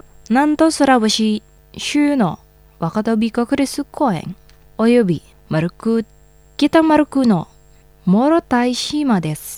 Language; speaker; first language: Japanese; non-native, fluent; Indonesian